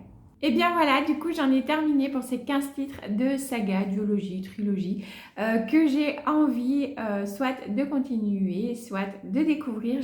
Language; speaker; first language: French; native; French